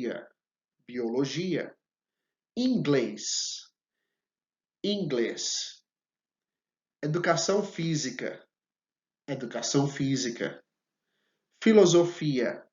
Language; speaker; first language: Portuguese; non-native, fluent; English